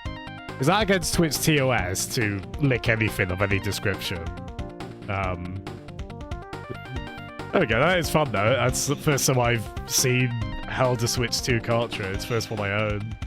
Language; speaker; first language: English; native; English